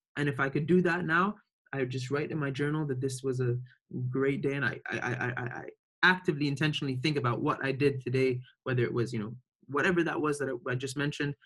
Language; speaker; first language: English; early bilingual, other home language; Arabic